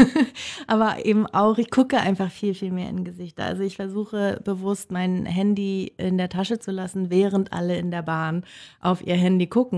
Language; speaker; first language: German; native; German